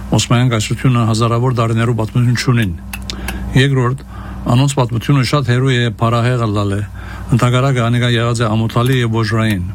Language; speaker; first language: Armenian; early bilingual, heritage; Armenian